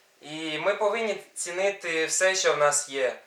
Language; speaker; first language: Ukrainian; non-native, local second language; Russian